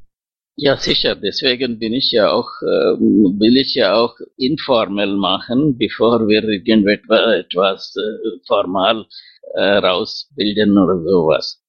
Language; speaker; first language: German; non-native, fluent; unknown